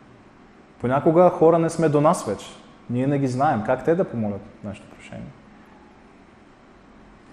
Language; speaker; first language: Bulgarian; non-native, fluent; Russian